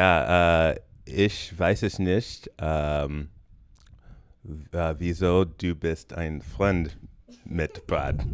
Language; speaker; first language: German; non-native, learner; English